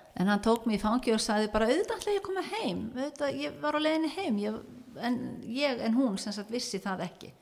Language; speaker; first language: Icelandic; early bilingual, heritage; Icelandic